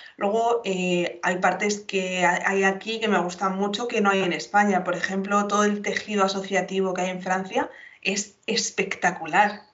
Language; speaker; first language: Spanish; native; Spanish